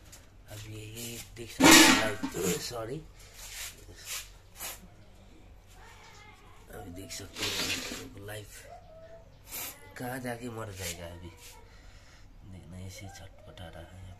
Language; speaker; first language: Hindi; non-native, local second language; Nepali